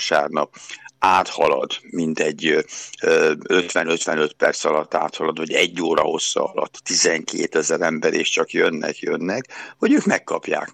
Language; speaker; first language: Hungarian; native; Hungarian